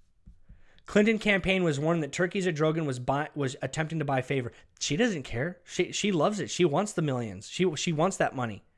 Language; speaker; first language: English; native; English